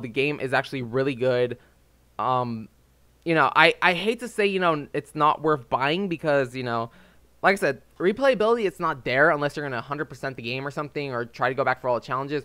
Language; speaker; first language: English; native; English